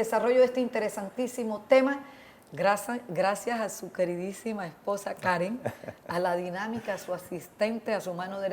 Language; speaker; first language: Spanish; native; Spanish